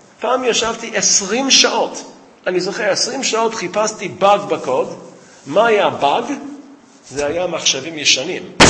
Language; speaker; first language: Hebrew; non-native, fluent; English